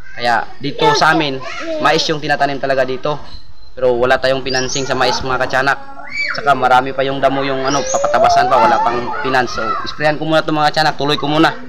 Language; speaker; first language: Filipino; non-native, local second language; Cebuano